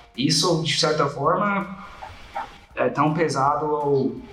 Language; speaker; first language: Portuguese; non-native, fluent; English